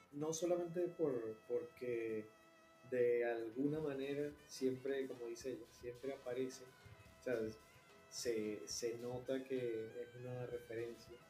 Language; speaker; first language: Spanish; native; Spanish